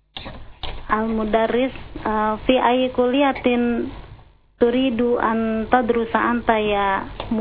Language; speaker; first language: Arabic; non-native, learner; Indonesian